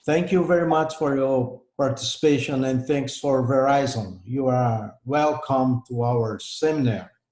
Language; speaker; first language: English; non-native, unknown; Portuguese